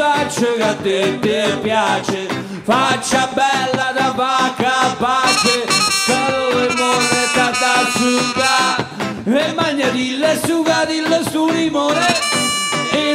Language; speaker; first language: Italian; native; Italian